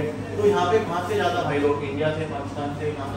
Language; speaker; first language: Hindi; native; Hindi